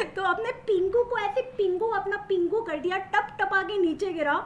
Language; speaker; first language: Hindi; native; Hindi